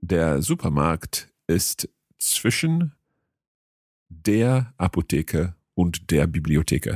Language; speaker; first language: German; non-native, learner; English